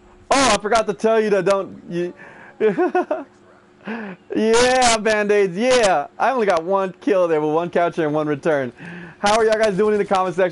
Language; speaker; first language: English; native; English